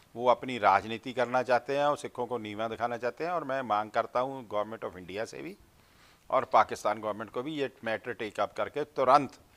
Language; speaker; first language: Hindi; non-native, local second language; Punjabi